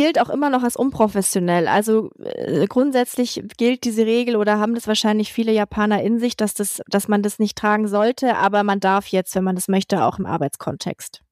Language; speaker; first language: German; native; German